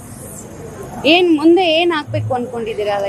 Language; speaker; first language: Kannada; native; Kannada